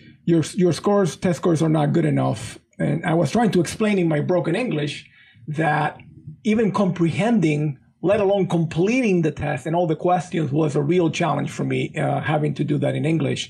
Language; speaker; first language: English; non-native, fluent; Spanish